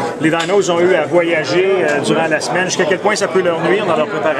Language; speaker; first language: French; native; French